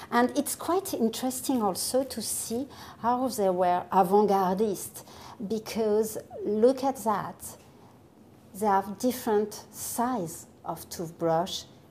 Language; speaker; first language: English; non-native, fluent; French